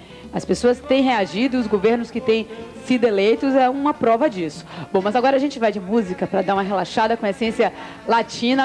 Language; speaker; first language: Portuguese; native; Portuguese